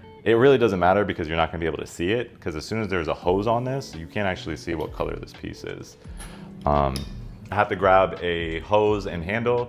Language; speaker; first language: English; native; English